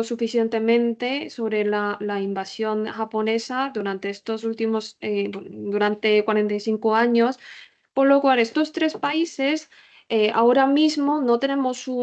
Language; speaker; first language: Spanish; non-native, learner; Korean